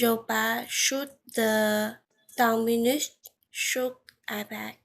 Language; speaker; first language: French; non-native, learner; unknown